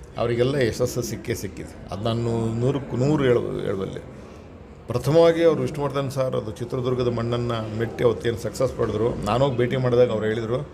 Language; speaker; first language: Kannada; native; Kannada